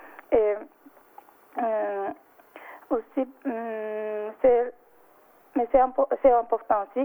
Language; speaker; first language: French; non-native, learner; Japanese